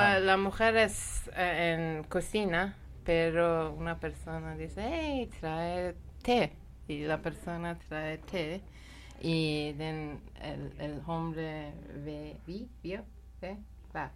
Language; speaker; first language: Spanish; non-native, learner; Persian